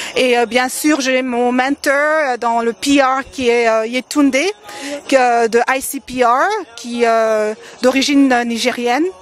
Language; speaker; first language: French; non-native, local second language; Lingala